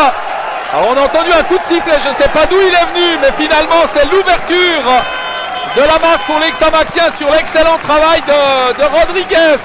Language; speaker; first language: French; native; French